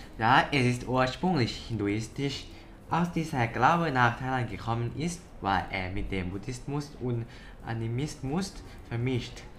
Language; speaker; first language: German; non-native, learner; Thai